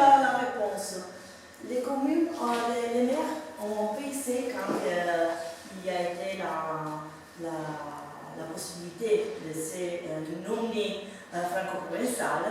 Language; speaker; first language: French; non-native, fluent; Italian